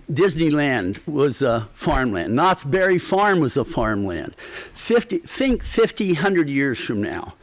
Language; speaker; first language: English; native; English